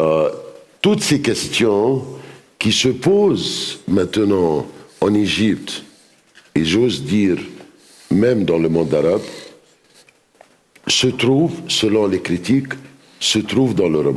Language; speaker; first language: French; non-native, fluent; Arabic